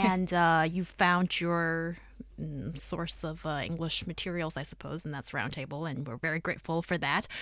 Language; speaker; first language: English; non-native, fluent; Chinese